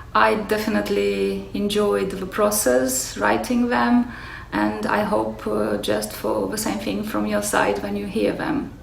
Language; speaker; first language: English; non-native, fluent; Romanian